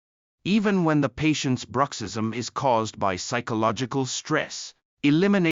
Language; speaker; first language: English; non-native, fluent; Japanese